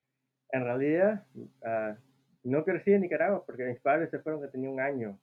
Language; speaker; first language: Spanish; early bilingual, heritage; Spanish